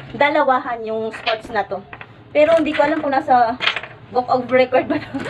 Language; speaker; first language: Filipino; native; Filipino